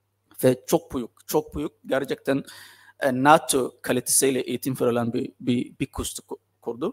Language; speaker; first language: Turkish; non-native, fluent; Somali